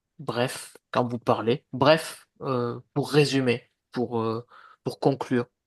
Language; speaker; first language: French; native; French